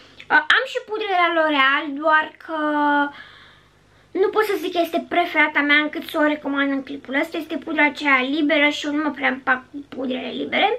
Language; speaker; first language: Romanian; native; Romanian